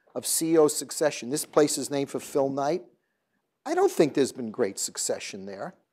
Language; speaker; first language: English; native; English